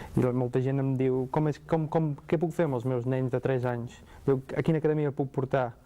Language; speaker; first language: Catalan; non-native, fluent; English